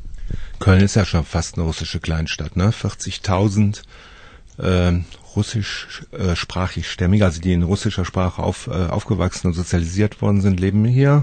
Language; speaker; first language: German; native; German